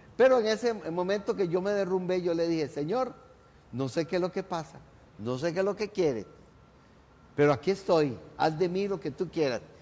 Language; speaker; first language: Spanish; native; Spanish